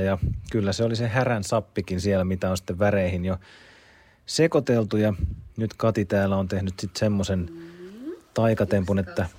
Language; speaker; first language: Finnish; native; Finnish